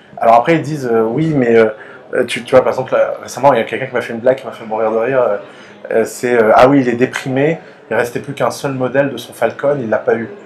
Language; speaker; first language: French; early bilingual, other home language; Arabic